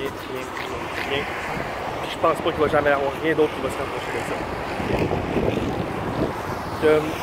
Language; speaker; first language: French; native; French